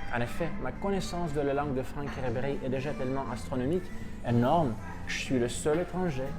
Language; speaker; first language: French; non-native, fluent; Russian